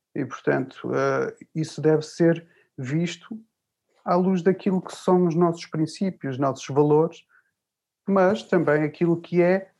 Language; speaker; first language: Portuguese; early bilingual, other home language; English